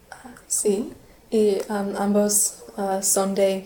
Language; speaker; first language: Spanish; non-native, learner; English